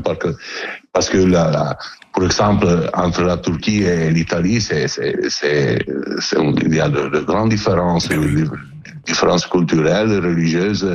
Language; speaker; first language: French; non-native, learner; Italian